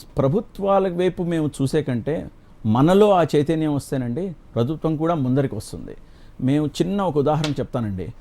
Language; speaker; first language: Telugu; native; Telugu